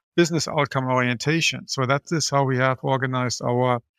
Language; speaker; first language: English; non-native, fluent; German